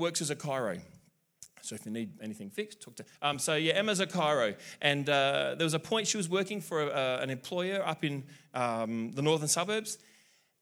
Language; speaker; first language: English; native; English